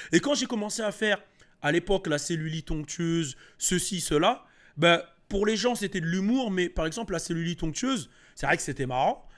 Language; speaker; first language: French; early bilingual, other home language; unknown